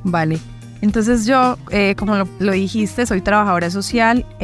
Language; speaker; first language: Spanish; native; Spanish